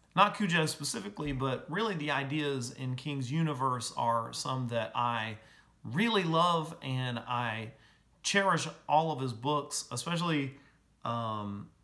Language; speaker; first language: English; native; English